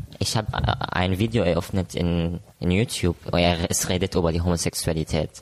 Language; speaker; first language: German; non-native, learner; Arabic